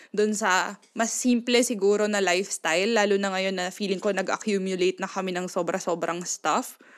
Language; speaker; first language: Filipino; non-native, local second language; Pampanga